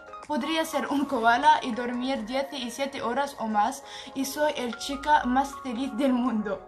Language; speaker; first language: Spanish; non-native, learner; Arabic